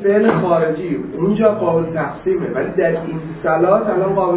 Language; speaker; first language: Persian; native; Persian